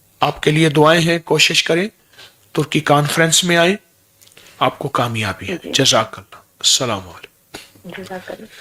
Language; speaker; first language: Urdu; native; Urdu